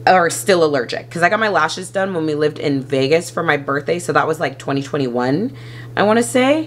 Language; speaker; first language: English; native; English